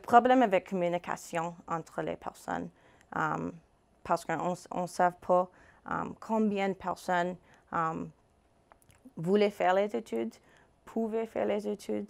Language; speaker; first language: French; non-native, fluent; English